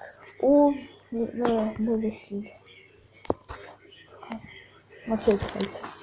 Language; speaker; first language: French; native; French